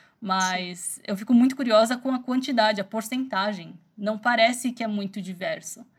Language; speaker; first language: Portuguese; early bilingual, other home language; Chinese